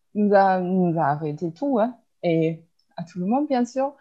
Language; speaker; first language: French; non-native, fluent; German